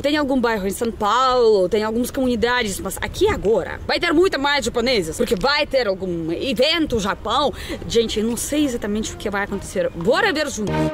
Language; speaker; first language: Portuguese; non-native, fluent; Russian